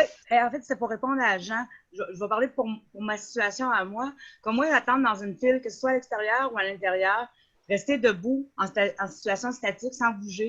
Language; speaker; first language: French; native; French